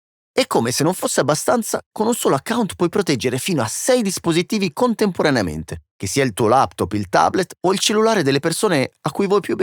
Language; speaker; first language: Italian; native; Italian